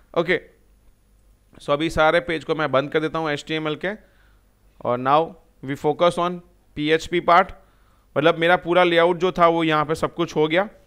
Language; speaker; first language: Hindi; non-native, local second language; Gujarati